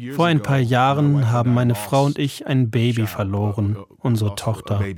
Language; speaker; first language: German; non-native, fluent; English